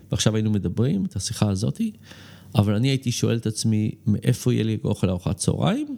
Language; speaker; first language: Hebrew; early bilingual, other home language; English